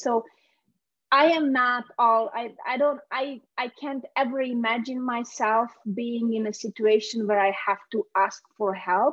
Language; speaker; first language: English; non-native, fluent; Hungarian